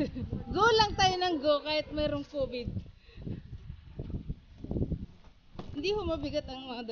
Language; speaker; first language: Filipino; native; Filipino